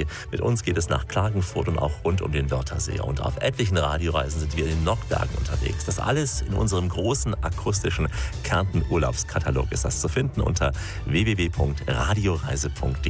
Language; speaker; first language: German; native; German